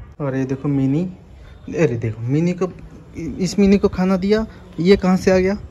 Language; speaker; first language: Hindi; non-native, local second language; Bangla